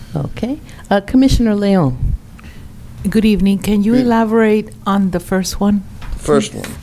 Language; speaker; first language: English; native; English